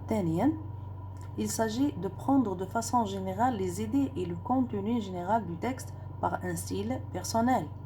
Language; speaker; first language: French; non-native, local second language; Arabic